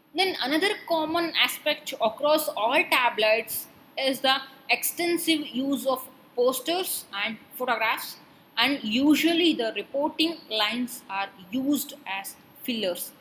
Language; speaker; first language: English; non-native, local second language; Kannada